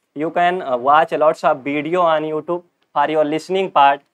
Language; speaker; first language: English; non-native, local second language; Hindi